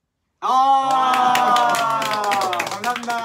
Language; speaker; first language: Korean; native; Korean